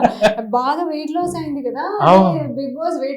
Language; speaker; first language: Telugu; non-native, learner; Hindi